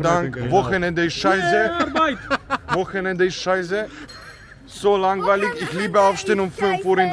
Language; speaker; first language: German; non-native, learner; Slovak